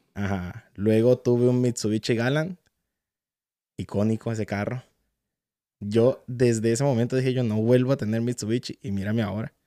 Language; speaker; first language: Spanish; native; Spanish